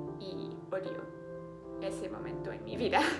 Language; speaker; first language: Spanish; non-native, learner; French